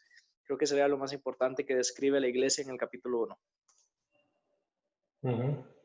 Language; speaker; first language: Spanish; native; Spanish